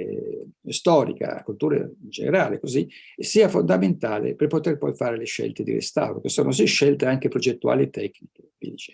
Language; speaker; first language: Italian; native; Italian